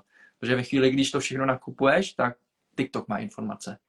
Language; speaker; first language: Czech; early bilingual, other home language; Vietnamese